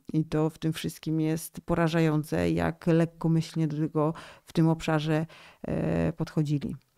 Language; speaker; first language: Polish; native; Polish